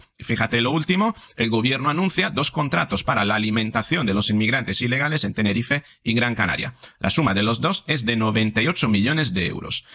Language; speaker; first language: Spanish; non-native, fluent; Italian